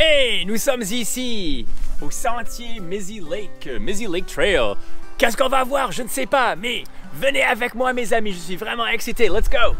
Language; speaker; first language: French; non-native, local second language; English